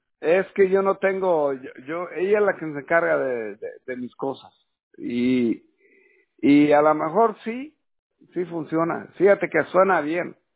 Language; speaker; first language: Spanish; early bilingual, other home language; English